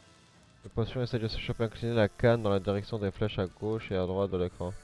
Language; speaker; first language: French; native; French